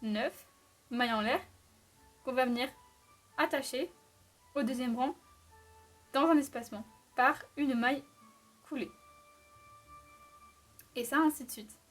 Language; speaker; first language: French; native; French